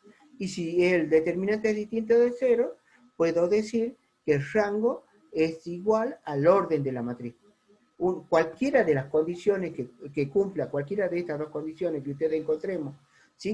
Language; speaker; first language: Spanish; native; Spanish